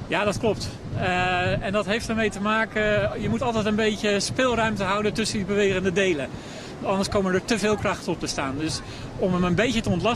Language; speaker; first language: Dutch; native; Dutch